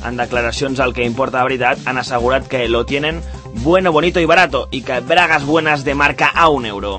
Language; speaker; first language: Catalan; native; Catalan